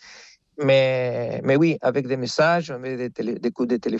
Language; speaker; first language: French; non-native, fluent; Spanish